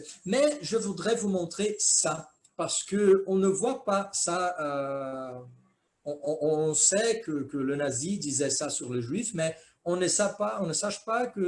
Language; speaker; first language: French; non-native, fluent; Portuguese